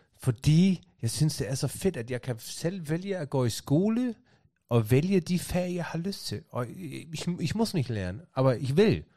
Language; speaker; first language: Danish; native; Danish